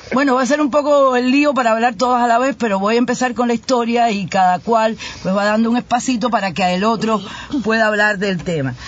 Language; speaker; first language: Spanish; native; Spanish